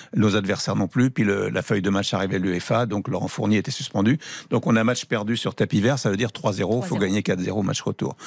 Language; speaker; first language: French; native; French